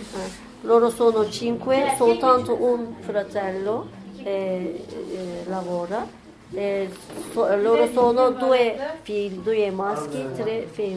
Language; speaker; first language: Italian; non-native, learner; Turkish